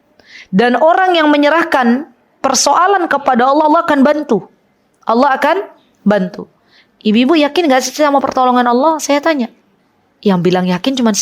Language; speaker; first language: Indonesian; native; Indonesian